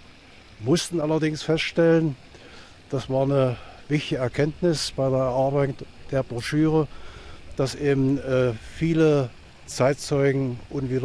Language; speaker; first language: German; native; German